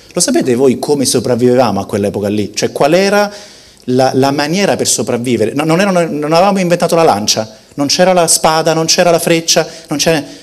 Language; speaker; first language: Italian; early bilingual, heritage; Italian